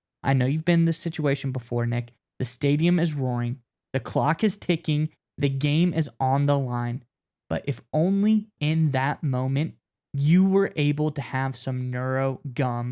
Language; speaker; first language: English; native; English